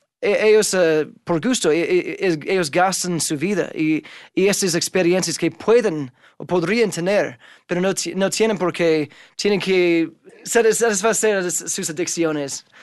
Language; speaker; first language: Spanish; non-native, fluent; English